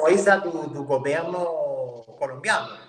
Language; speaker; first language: Portuguese; non-native, fluent; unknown